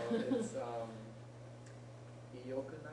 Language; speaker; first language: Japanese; non-native, learner; English